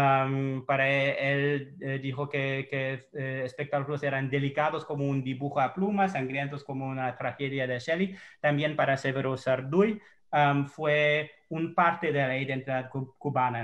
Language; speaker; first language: Spanish; non-native, fluent; English